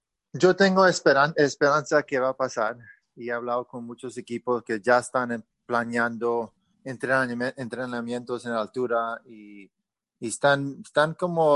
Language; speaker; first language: Spanish; early bilingual, heritage; Spanish